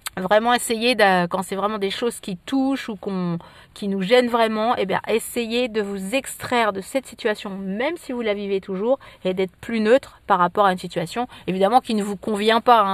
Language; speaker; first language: French; native; French